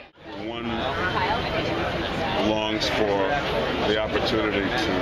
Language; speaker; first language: English; native; English